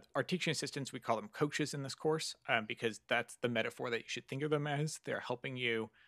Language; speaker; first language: English; native; English